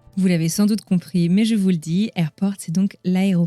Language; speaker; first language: French; native; French